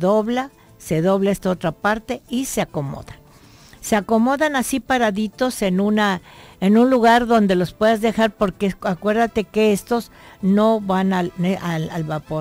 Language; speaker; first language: Spanish; native; Spanish